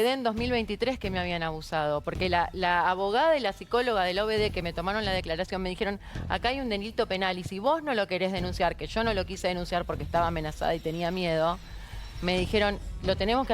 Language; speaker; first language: Spanish; native; Spanish